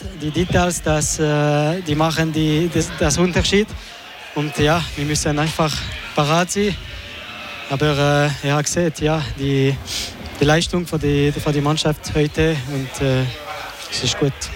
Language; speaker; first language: German; non-native, local second language; French